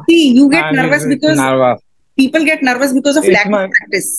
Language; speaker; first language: English; non-native, local second language; Hindi